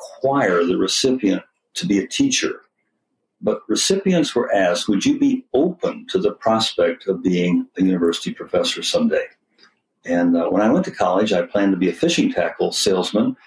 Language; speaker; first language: English; native; English